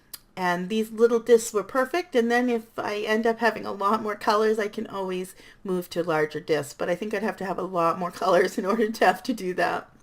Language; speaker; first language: English; native; English